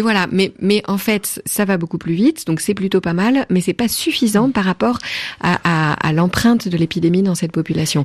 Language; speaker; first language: French; native; French